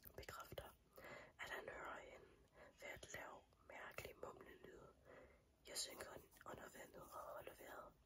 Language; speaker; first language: Danish; non-native, learner; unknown